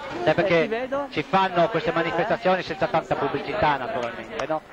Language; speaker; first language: Italian; native; Italian